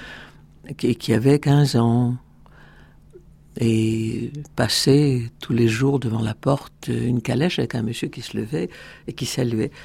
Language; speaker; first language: French; native; French